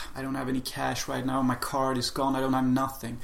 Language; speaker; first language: English; non-native, fluent; Swedish